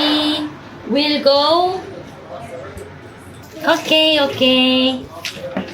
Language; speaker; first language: English; non-native, learner; Korean